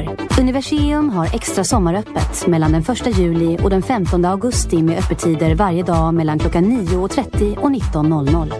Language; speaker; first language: Swedish; native; Swedish